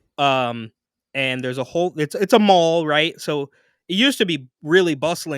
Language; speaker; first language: English; native; English